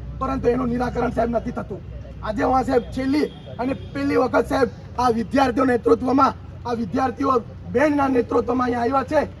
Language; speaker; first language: Gujarati; non-native, local second language; Kukna